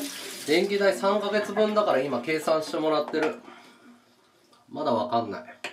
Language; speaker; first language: Japanese; native; Japanese